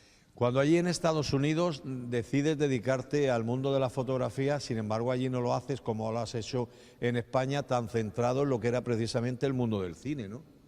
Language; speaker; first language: Spanish; native; Spanish